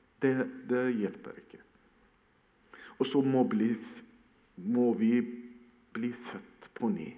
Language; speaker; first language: Norwegian; non-native, fluent; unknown